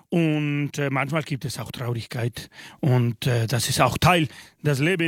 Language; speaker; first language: German; non-native, fluent; Spanish